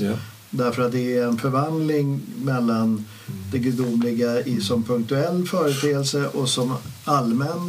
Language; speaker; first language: Swedish; native; Swedish